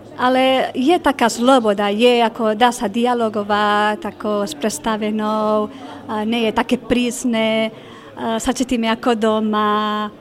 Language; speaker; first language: Slovak; non-native, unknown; Spanish